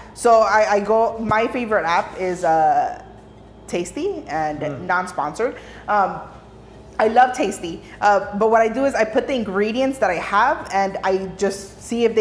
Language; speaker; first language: English; early bilingual, other home language; Spanish